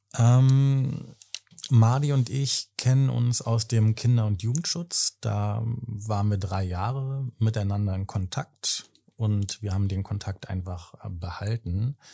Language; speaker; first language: German; native; German